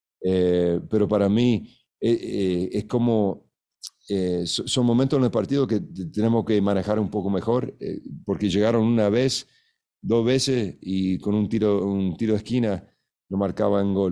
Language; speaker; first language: Spanish; early bilingual, heritage; Spanish